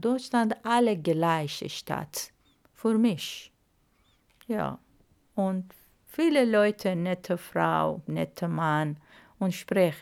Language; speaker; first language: German; non-native, learner; Arabic